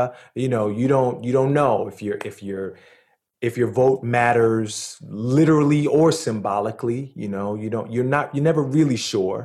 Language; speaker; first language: English; native; English